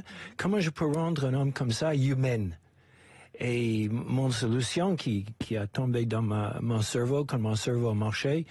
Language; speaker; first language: French; non-native, fluent; English